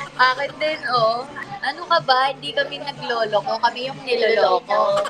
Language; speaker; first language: Filipino; non-native, local second language; Pampanga